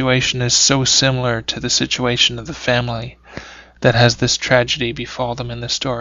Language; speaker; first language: English; native; English